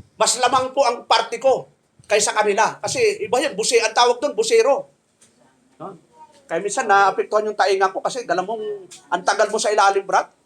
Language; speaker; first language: Filipino; native; Filipino